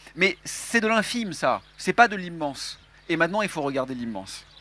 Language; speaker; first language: French; native; French